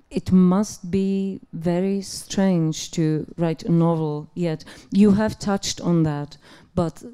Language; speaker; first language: English; non-native, fluent; Czech